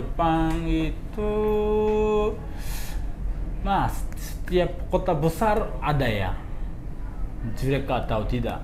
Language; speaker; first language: Indonesian; non-native, fluent; Japanese